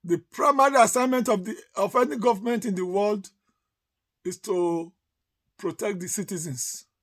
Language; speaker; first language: English; non-native, local second language; Yoruba